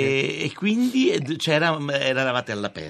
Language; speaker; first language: Italian; native; Italian